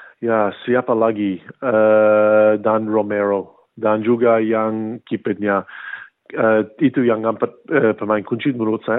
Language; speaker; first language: Indonesian; non-native, fluent; English